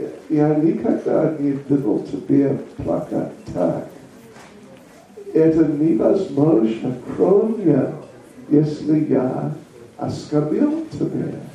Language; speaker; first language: Russian; non-native, learner; English